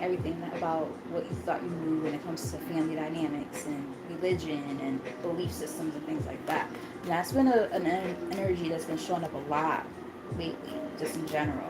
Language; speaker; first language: English; native; English